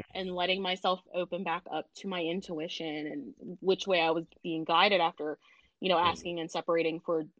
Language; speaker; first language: English; early bilingual, other home language; Indonesian